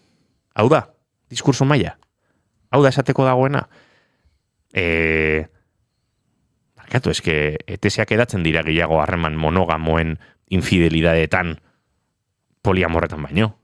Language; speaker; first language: Basque; native; Basque